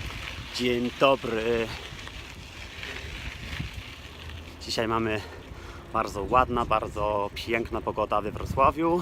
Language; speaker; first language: Polish; non-native, learner; English